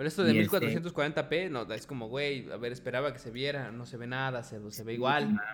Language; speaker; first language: Spanish; native; Spanish